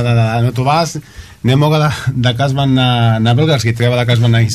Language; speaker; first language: Bulgarian; non-native, learner; Spanish